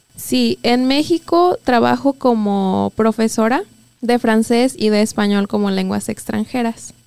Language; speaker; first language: Spanish; native; Spanish